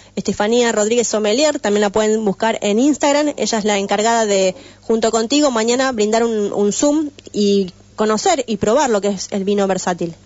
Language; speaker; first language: Spanish; native; Spanish